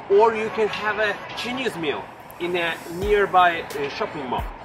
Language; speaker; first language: English; non-native, fluent; Ukrainian